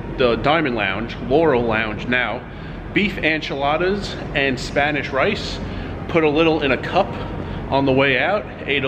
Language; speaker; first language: English; native; English